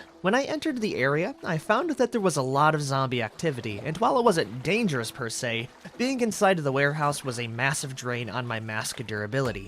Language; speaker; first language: English; native; English